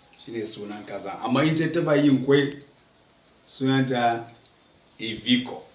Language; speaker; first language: Hausa; non-native, local second language; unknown